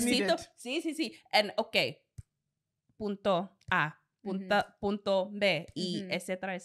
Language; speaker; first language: Spanish; non-native, learner; English